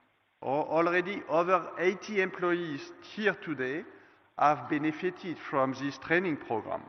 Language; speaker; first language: English; non-native, fluent; French